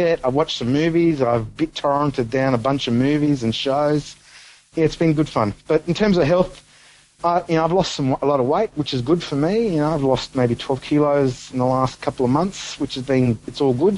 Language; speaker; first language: English; native; English